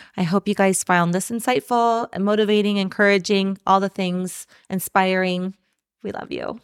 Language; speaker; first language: English; native; English